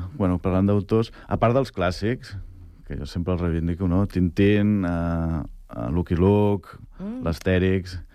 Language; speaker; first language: Catalan; native; Catalan